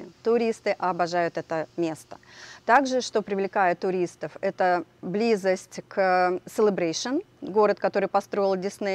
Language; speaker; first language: Russian; native; Russian